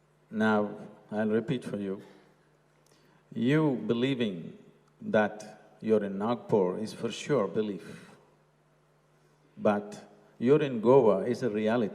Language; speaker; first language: English; non-native, local second language; Kannada